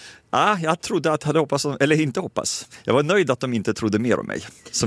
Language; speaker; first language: Swedish; native; Swedish